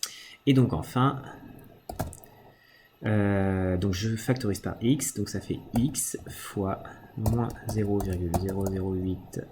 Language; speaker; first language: French; native; French